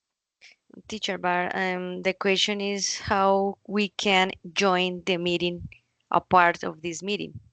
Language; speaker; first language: English; non-native, learner; Spanish